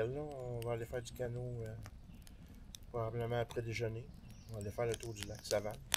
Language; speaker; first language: French; native; French